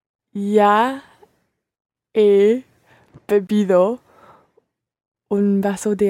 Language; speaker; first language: Spanish; non-native, learner; English